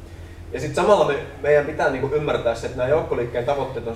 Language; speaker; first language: Finnish; native; Finnish